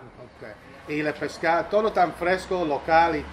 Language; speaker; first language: Spanish; non-native, learner; English